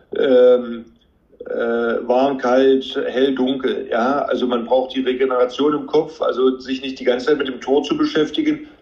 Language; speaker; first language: German; native; German